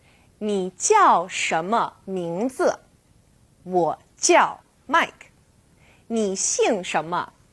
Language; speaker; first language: Chinese; non-native, fluent; English